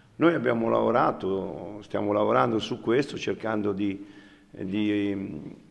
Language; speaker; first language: Italian; native; Italian